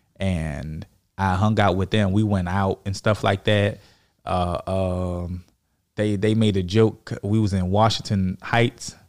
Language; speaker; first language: English; native; English